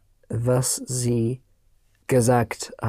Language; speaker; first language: German; non-native, learner; English